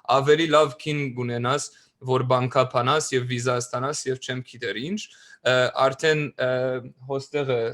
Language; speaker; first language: Armenian; early bilingual, other home language; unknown